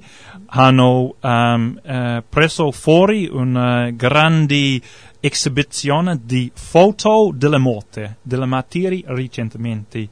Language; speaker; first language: Italian; non-native, learner; English